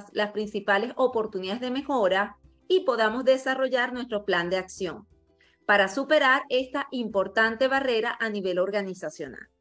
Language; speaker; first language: Spanish; native; Spanish